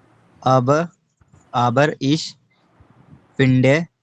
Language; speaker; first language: German; non-native, learner; Hindi